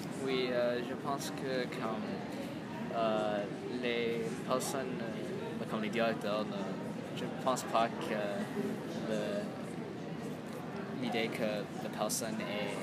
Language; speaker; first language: French; non-native, learner; English